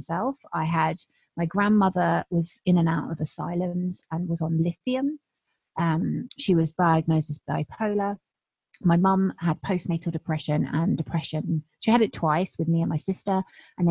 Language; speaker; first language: English; native; English